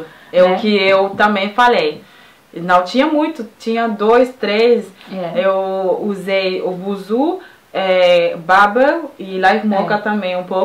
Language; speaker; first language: Portuguese; non-native, fluent; French